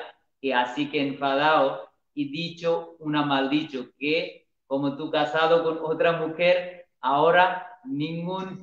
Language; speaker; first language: Spanish; non-native, learner; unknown